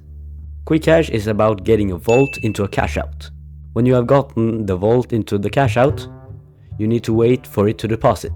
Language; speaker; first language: English; non-native, fluent; Norwegian